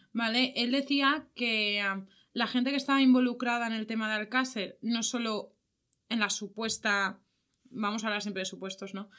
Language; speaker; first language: Spanish; native; Spanish